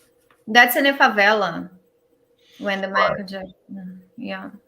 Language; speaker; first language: English; non-native, learner; Portuguese